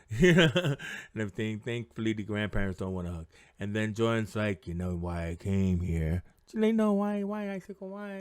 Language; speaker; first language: English; native; English